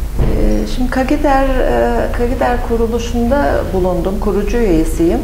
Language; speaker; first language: Turkish; native; Turkish